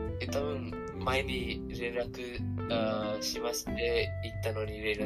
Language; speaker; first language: Japanese; non-native, learner; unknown